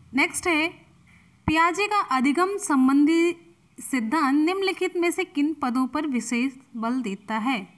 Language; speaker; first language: Hindi; native; Hindi